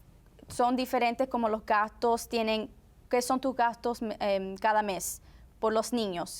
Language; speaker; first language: Spanish; early bilingual, heritage; Spanish